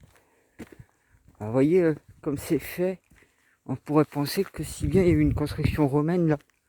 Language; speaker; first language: French; native; French